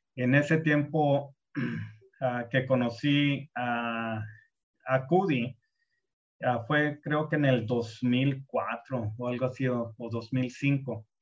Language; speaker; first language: Spanish; early bilingual, heritage; Spanish